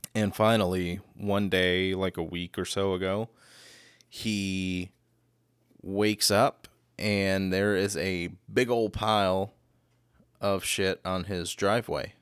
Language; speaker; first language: English; native; English